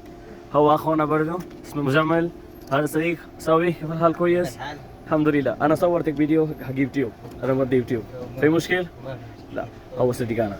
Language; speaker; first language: Arabic; non-native, learner; Bangla